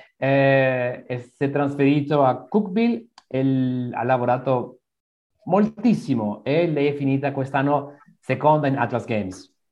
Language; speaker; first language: Italian; non-native, learner; Spanish